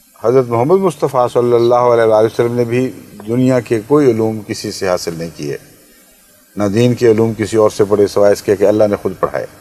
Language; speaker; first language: Urdu; non-native, local second language; Punjabi